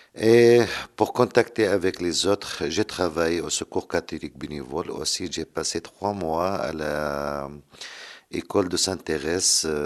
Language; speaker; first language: French; non-native, learner; Aramaic